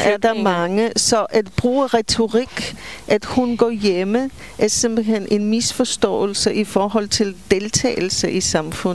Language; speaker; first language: Danish; non-native, fluent; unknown